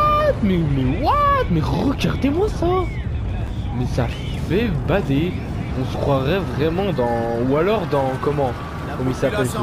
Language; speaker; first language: French; native; French